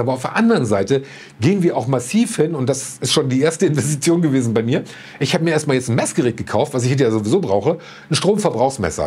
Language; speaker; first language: German; native; German